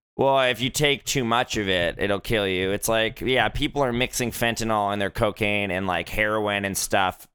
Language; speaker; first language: English; native; English